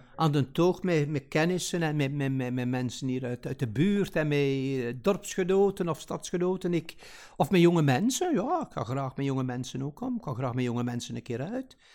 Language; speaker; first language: Dutch; native; Dutch